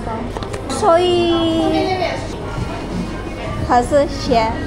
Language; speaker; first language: Chinese; non-native, learner; Indonesian